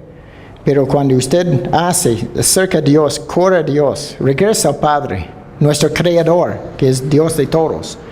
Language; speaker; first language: Spanish; non-native, fluent; Dutch